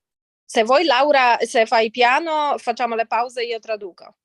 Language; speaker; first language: Italian; non-native, fluent; Polish